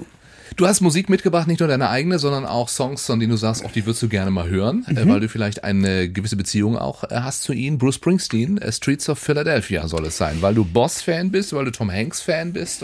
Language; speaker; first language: German; native; German